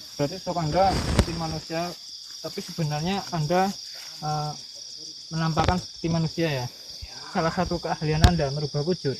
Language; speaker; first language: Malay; non-native, local second language; Javanese